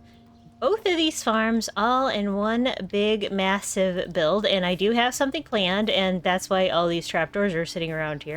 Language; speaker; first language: English; native; English